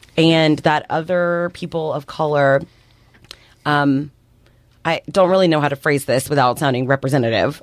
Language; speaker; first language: English; native; English